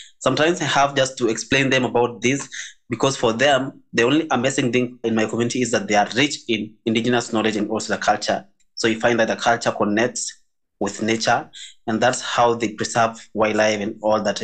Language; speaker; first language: English; non-native, local second language; Masai